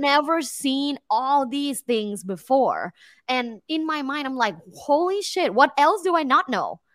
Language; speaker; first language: English; non-native, fluent; Thai